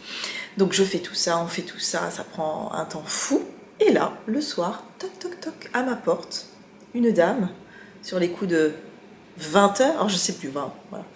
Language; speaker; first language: French; native; French